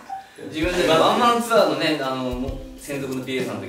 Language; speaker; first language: Japanese; native; Japanese